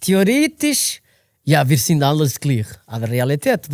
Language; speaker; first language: German; non-native, learner; Portuguese